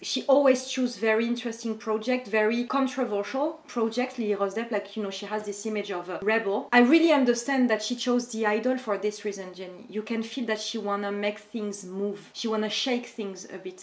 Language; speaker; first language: English; non-native, fluent; French